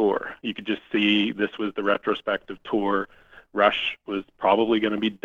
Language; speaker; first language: English; native; English